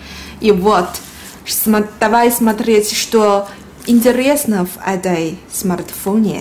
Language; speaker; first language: Russian; non-native, learner; Chinese